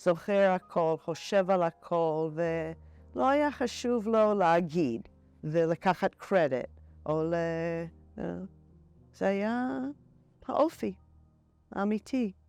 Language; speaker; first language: Hebrew; non-native, fluent; English